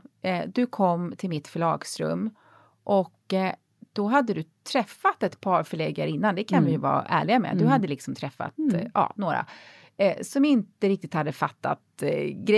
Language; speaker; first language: Swedish; native; Swedish